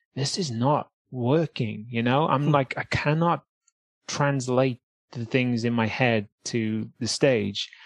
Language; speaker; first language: English; native; English